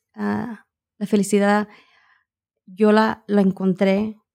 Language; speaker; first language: Spanish; early bilingual, heritage; Spanish